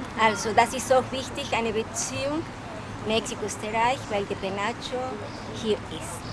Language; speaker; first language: German; non-native, fluent; Spanish